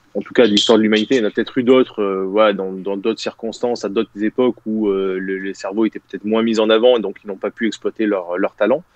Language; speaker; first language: French; native; French